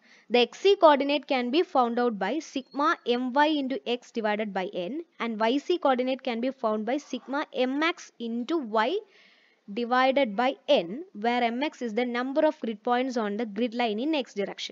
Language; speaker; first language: English; non-native, local second language; Malayalam